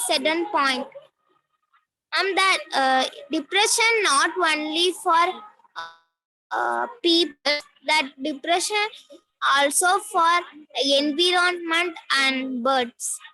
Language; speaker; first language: English; non-native, learner; Tamil